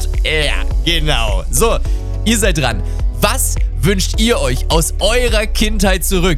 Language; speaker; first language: German; native; German